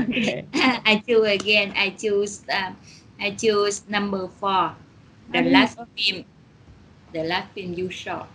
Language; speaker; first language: English; non-native, learner; Vietnamese